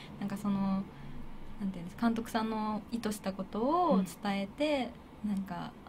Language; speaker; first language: Japanese; native; Japanese